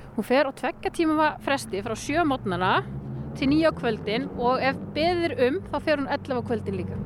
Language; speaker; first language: Icelandic; native; Icelandic